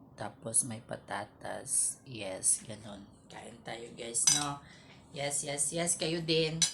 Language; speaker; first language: Filipino; non-native, local second language; Cebuano